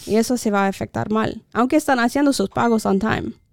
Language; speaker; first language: Spanish; non-native, fluent; English